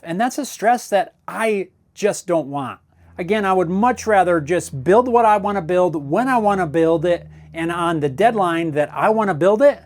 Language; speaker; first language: English; native; English